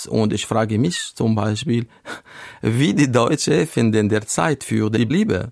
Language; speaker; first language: German; non-native, learner; Arabic